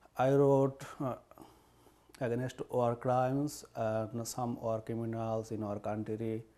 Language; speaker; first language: English; non-native, learner; Bangla